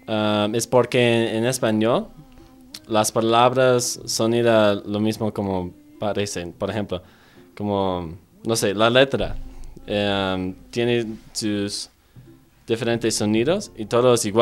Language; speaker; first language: Spanish; non-native, fluent; English